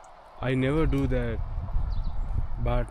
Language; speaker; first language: English; non-native, learner; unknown